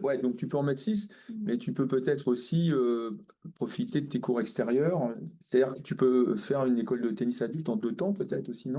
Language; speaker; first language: French; native; French